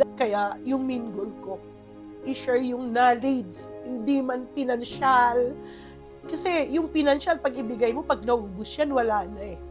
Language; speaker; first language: Filipino; non-native, local second language; Cebuano